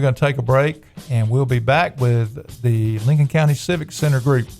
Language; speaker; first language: English; native; English